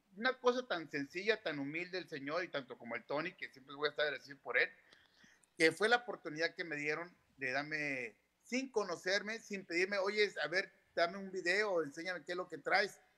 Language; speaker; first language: Spanish; native; Spanish